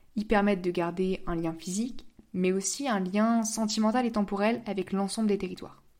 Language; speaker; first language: French; native; French